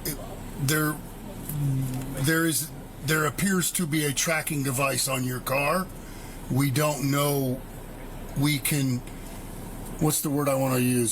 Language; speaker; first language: English; native; English